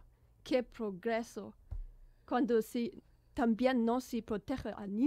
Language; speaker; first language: Spanish; non-native, learner; German